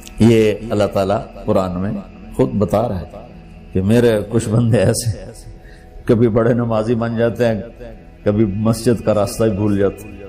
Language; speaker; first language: Urdu; non-native, local second language; Punjabi